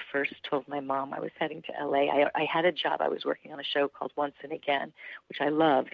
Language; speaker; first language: English; native; English